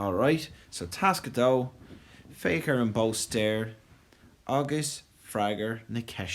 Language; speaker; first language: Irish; non-native, local second language; English